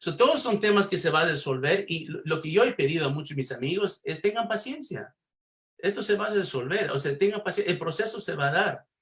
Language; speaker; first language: Spanish; early bilingual, heritage; Spanish